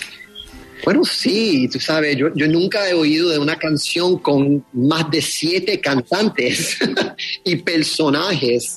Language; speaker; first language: Spanish; early bilingual, heritage; Spanish